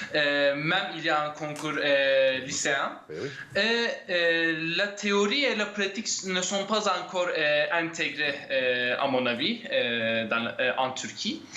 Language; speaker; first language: French; non-native, fluent; Turkish